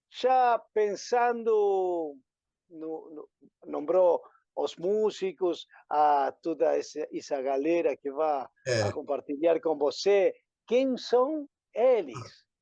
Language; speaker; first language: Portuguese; non-native, learner; Spanish